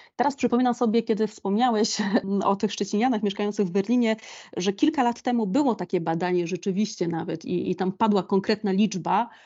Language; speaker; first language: Polish; native; Polish